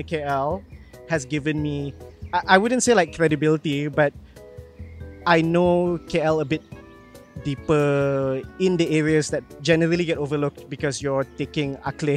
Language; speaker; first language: English; non-native, local second language; Malay